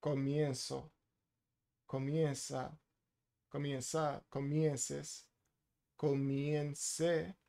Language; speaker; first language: Spanish; non-native, learner; English